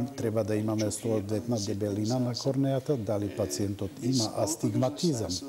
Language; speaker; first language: Macedonian; non-native, local second language; Turkish